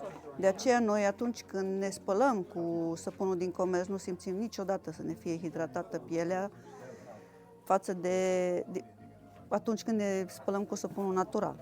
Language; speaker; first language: Romanian; native; Romanian